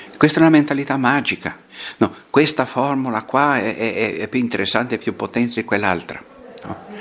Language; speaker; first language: Italian; non-native, fluent; Portuguese